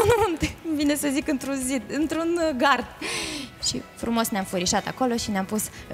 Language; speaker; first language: Romanian; native; Romanian